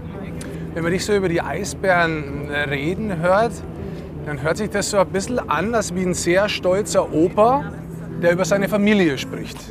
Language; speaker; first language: German; native; German